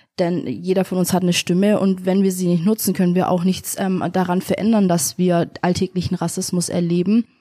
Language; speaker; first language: German; early bilingual, other home language; Turkish